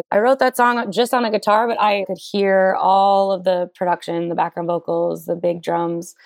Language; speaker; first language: English; native; English